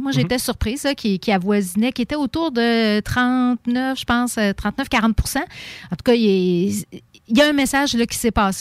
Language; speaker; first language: French; native; French